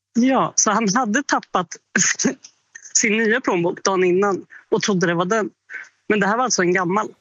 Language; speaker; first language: Swedish; native; Swedish